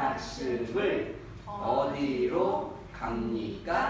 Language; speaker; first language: Korean; non-native, learner; Vietnamese